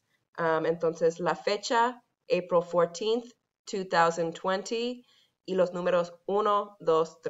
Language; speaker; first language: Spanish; non-native, fluent; English